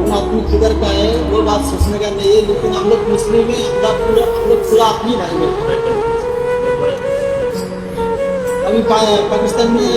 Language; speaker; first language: Hindi; non-native, learner; Bangla